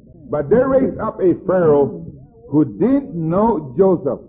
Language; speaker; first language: English; non-native, fluent; Spanish